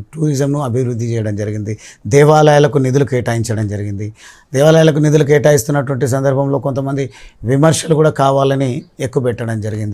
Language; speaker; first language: Telugu; native; Telugu